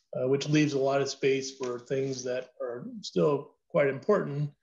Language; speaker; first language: English; native; English